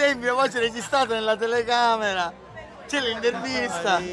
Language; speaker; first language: Italian; native; Italian